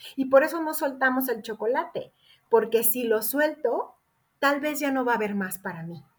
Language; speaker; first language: Spanish; native; Spanish